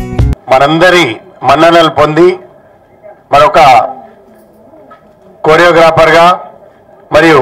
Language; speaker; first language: Telugu; native; Telugu